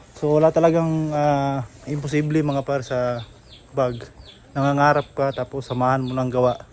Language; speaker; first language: Filipino; non-native, local second language; Cebuano